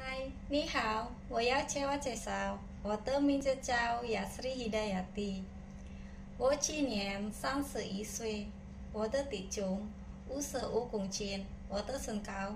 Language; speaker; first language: Chinese; non-native, learner; Indonesian